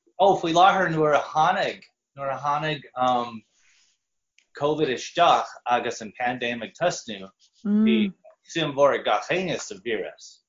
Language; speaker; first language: Irish; non-native, fluent; English